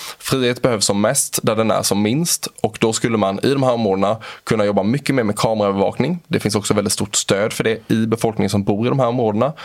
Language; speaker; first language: Swedish; native; Swedish